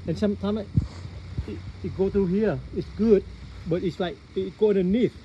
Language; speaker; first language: English; non-native, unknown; Vietnamese